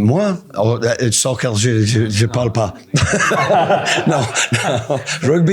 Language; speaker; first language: French; non-native, learner; English